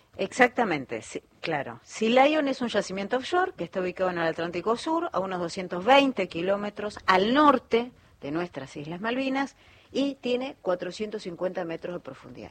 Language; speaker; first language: Spanish; native; Spanish